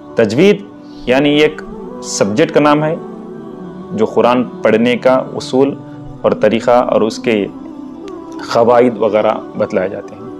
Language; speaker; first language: Urdu; native; Urdu